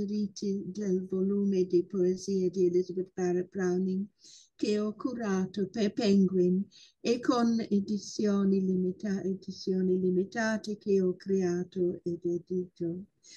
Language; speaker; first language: Italian; non-native, fluent; English